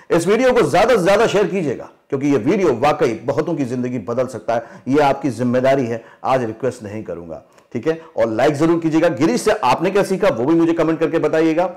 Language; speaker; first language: Hindi; native; Hindi